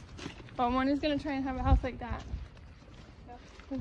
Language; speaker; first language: English; native; English